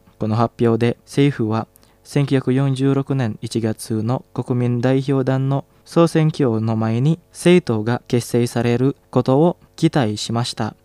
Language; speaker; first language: Japanese; non-native, fluent; Indonesian